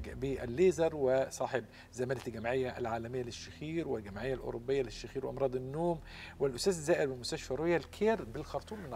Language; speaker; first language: Arabic; native; Arabic